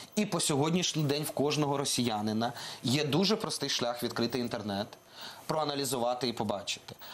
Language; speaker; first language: Ukrainian; non-native, local second language; Russian